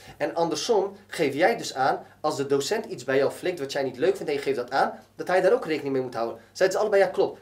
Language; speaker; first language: Dutch; early bilingual, other home language; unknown